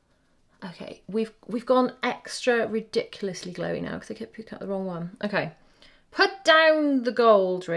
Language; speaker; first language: English; native; English